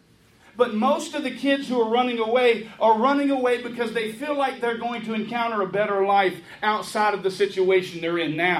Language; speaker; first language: English; native; English